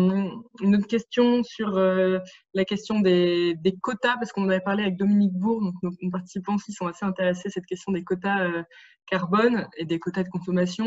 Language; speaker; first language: French; native; French